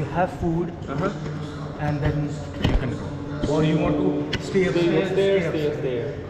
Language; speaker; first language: English; non-native, local second language; Hindi